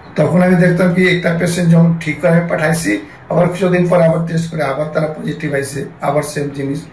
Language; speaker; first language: Bangla; non-native, local second language; Hindi